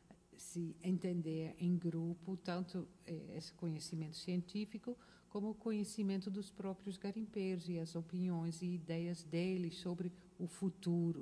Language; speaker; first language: Portuguese; non-native, fluent; Dutch